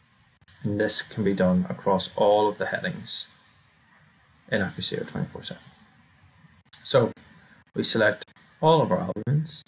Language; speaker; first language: English; native; English